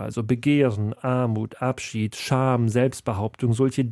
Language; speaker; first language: German; native; German